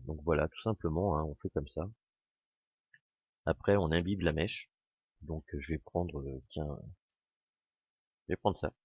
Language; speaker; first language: French; native; French